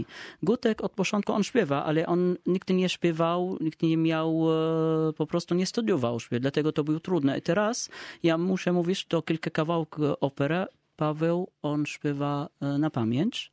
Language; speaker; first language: Polish; non-native, learner; Arabic